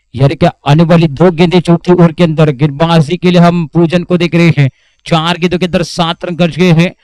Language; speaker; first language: Hindi; non-native, local second language; Marathi